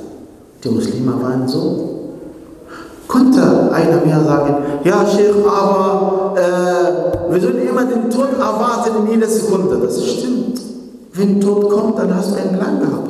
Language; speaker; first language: German; non-native, fluent; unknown